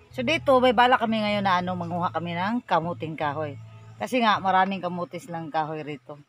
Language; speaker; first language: Filipino; non-native, local second language; Cebuano